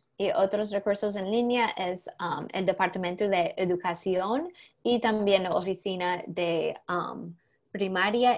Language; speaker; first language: Spanish; non-native, learner; English